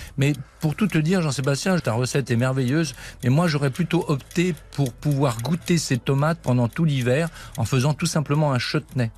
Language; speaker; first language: French; native; French